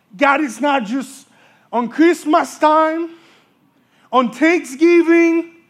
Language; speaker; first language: English; early bilingual, other home language; Haitian Creole